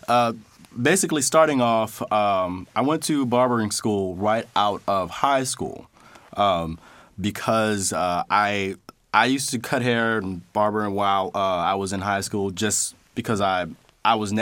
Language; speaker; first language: English; native; English